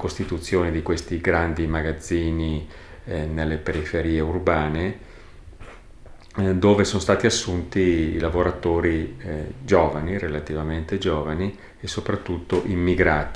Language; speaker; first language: Italian; native; Italian